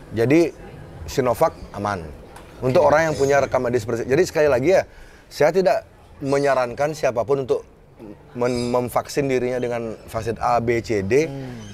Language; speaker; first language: Indonesian; native; Indonesian